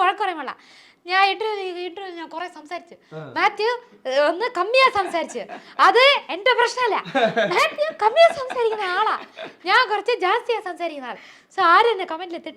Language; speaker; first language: Malayalam; non-native, local second language; Tamil